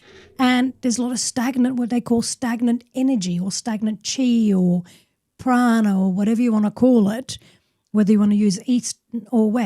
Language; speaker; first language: English; native; English